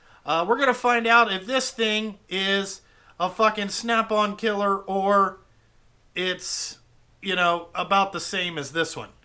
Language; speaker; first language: English; native; English